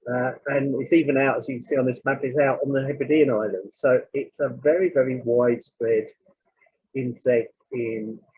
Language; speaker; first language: English; native; English